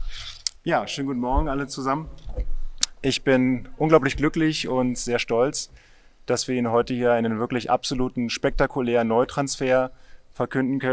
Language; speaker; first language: German; native; German